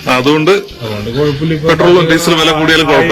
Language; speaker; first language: Malayalam; native; Malayalam